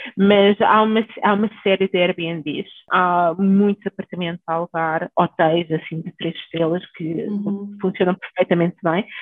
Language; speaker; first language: Portuguese; early bilingual, other home language; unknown